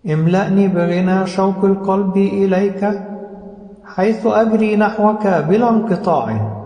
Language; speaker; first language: Arabic; native; Arabic